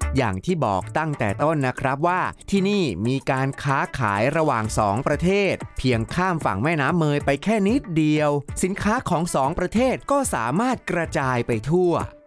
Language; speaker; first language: Thai; native; Thai